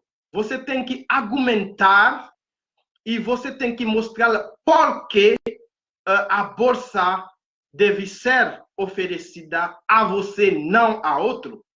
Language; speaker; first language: Portuguese; non-native, fluent; Haitian Creole